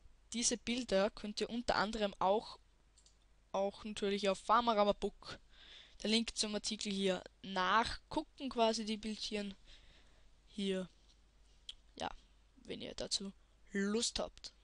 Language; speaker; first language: German; native; German